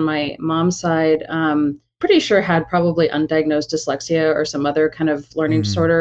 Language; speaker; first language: English; native; English